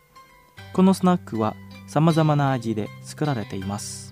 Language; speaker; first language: Japanese; non-native, fluent; Indonesian